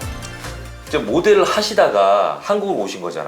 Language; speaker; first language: Korean; native; Korean